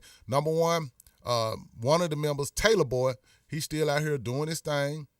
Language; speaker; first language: English; native; English